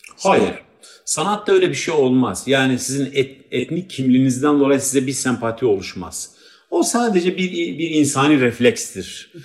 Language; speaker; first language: Turkish; non-native, local second language; Kurdish